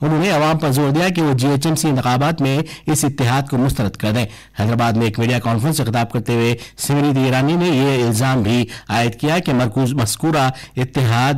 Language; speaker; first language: Urdu; native; Urdu